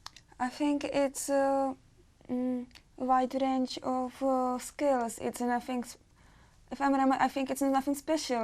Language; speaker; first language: English; non-native, learner; Czech